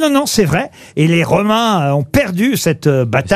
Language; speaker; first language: French; native; French